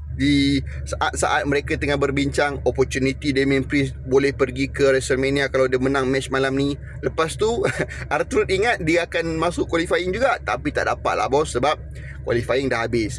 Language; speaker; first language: Malay; native; Malay